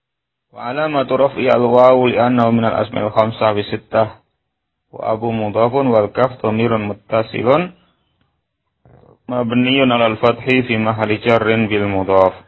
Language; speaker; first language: Arabic; non-native, fluent; Indonesian